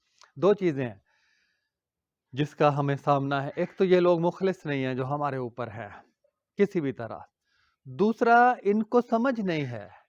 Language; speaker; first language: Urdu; non-native, local second language; Punjabi